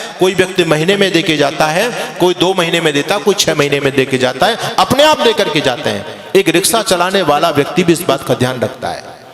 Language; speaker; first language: Hindi; native; Hindi